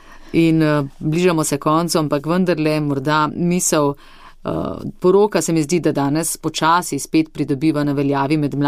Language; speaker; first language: Slovenian; native; Slovenian